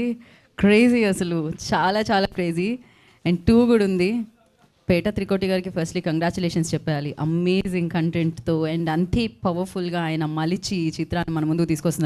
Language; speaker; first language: Telugu; native; Telugu